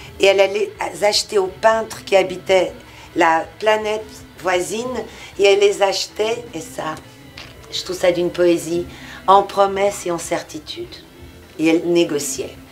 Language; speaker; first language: French; early bilingual, other home language; Portuguese